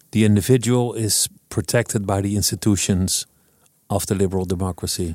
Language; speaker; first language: English; non-native, fluent; Dutch